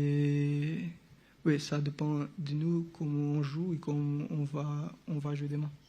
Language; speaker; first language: French; non-native, local second language; Portuguese